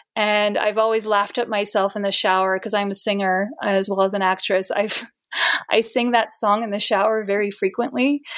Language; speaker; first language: English; non-native, fluent; Portuguese